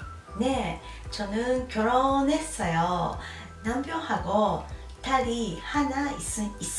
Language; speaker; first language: Korean; non-native, learner; Japanese